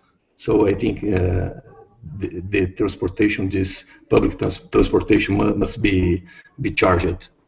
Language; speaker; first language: English; non-native, learner; Portuguese